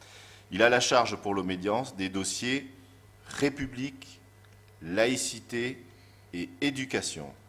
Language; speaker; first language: French; native; French